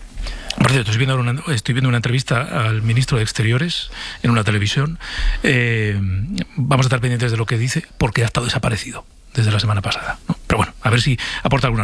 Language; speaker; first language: Spanish; native; Spanish